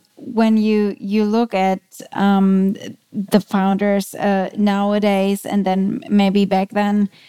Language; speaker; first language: English; non-native, fluent; German